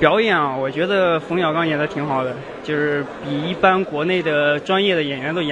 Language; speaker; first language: Chinese; native; Chinese